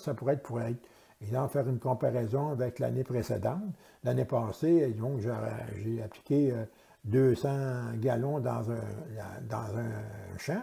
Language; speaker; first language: French; native; French